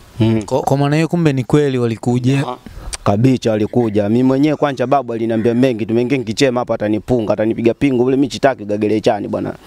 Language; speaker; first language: Swahili; non-native, local second language; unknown